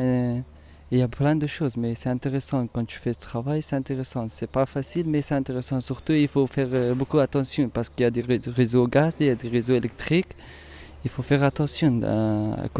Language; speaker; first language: French; non-native, learner; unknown